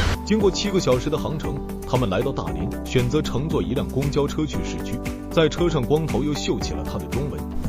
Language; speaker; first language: Chinese; native; Chinese